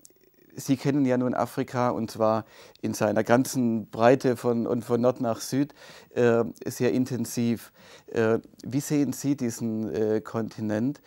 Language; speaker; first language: German; native; German